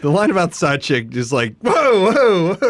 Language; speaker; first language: English; native; English